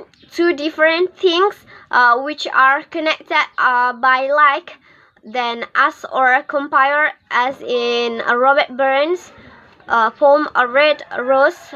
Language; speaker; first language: English; non-native, learner; Indonesian